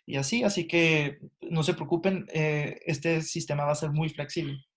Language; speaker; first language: Spanish; early bilingual, heritage; Spanish